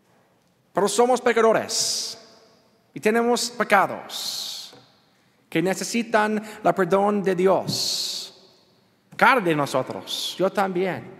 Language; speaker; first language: Spanish; non-native, learner; English